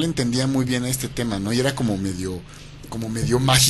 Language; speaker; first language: Spanish; native; Spanish